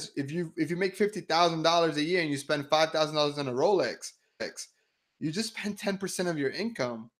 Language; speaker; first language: English; early bilingual, other home language; Spanish